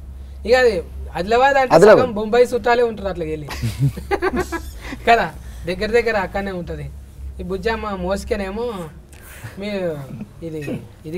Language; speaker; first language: Telugu; native; Telugu